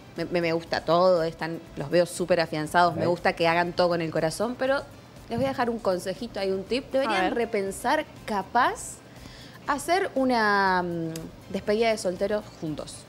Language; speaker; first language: Spanish; native; Spanish